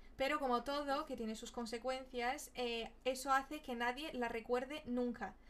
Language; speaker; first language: Spanish; early bilingual, other home language; Portuguese